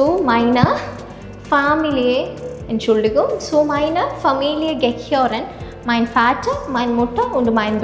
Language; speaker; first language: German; non-native, learner; Malayalam